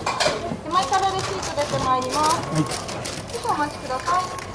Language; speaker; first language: Japanese; native; Japanese